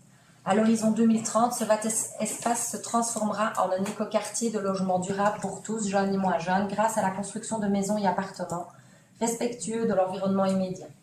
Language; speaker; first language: French; native; French